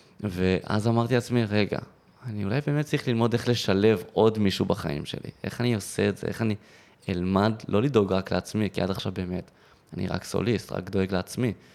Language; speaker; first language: Hebrew; native; Hebrew